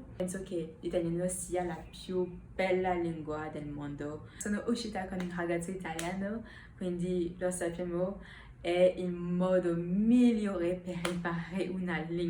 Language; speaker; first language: Italian; non-native, fluent; French